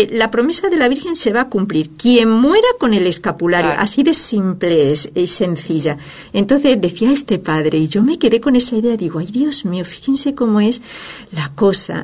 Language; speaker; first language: Spanish; native; Spanish